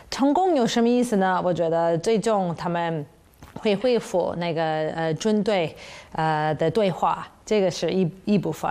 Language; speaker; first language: Chinese; non-native, fluent; English